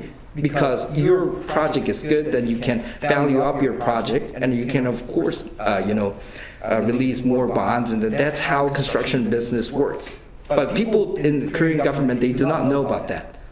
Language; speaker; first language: English; non-native, fluent; Korean